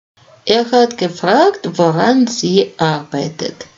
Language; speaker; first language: German; non-native, fluent; Russian